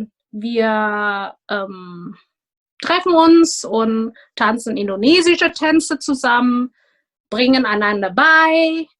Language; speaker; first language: German; non-native, fluent; Indonesian